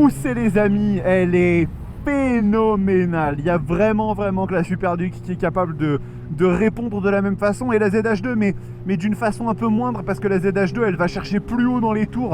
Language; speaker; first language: French; native; French